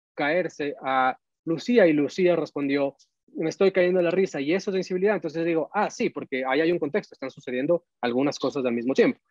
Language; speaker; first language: Spanish; native; Spanish